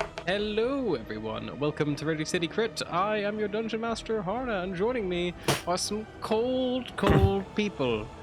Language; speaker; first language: English; native; English